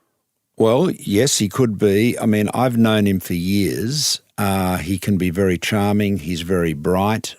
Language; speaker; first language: English; native; English